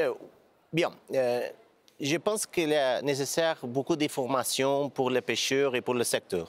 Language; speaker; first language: French; non-native, learner; Portuguese